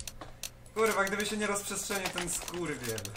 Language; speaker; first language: Polish; native; Polish